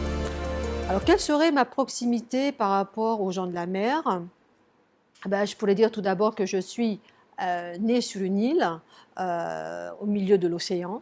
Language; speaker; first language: French; native; French